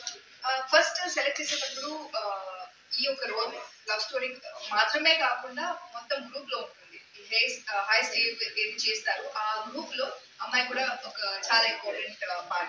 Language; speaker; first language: Telugu; non-native, fluent; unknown